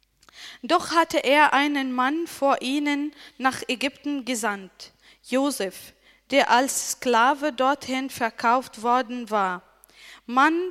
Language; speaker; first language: German; non-native, learner; Arabic